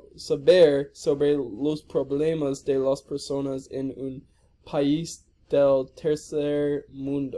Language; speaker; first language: Spanish; non-native, learner; English